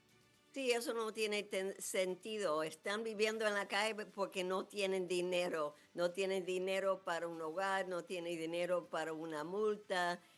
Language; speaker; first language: Spanish; non-native, fluent; English